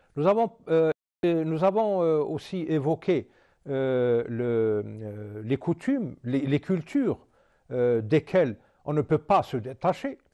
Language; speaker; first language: French; non-native, local second language; Arabic